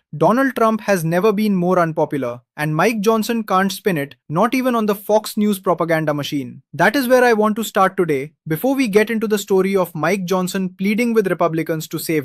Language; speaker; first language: English; native; English